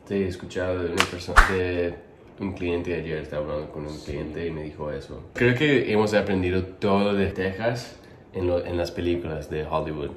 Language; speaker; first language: Spanish; non-native, fluent; English